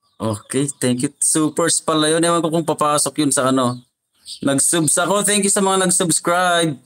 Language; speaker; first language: Filipino; non-native, local second language; Iloko